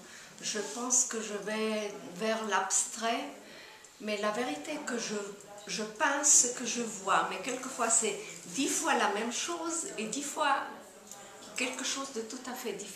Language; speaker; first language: French; non-native, fluent; German